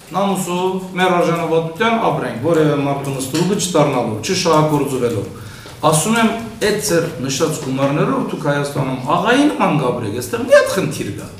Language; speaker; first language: Armenian; early bilingual, heritage; Armenian